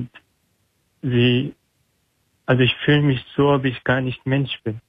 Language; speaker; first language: German; non-native, learner; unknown